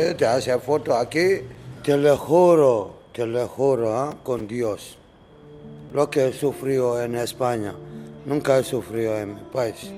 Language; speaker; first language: Spanish; non-native, learner; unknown